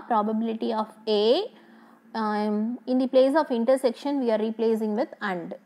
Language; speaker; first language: English; non-native, local second language; Tamil